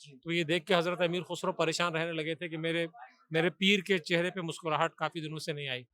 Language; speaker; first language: Hindi; native; Hindi